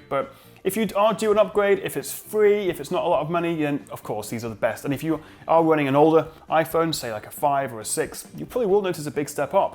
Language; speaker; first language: English; native; English